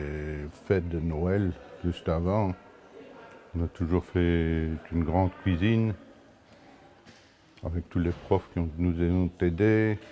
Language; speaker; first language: French; non-native, local second language; Luxembourgish